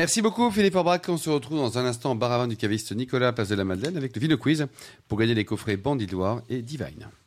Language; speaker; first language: French; native; French